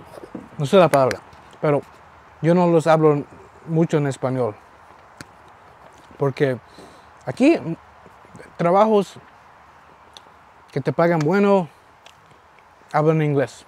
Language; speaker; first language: Spanish; early bilingual, heritage; Spanish